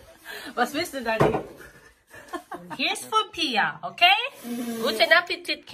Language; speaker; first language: German; non-native, learner; Filipino